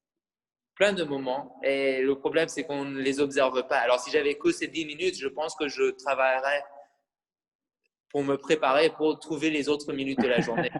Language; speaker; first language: French; non-native, fluent; English